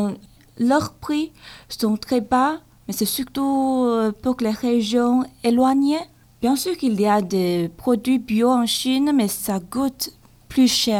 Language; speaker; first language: French; non-native, learner; Chinese